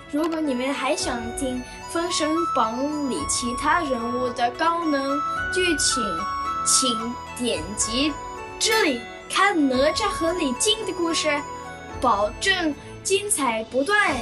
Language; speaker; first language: Chinese; native; Chinese